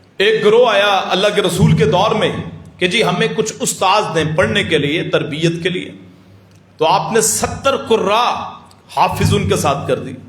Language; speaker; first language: Urdu; non-native, local second language; Punjabi